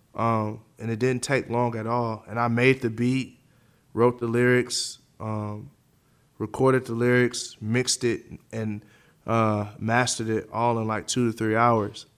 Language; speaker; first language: English; native; English